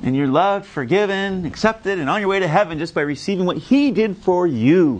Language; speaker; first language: English; native; English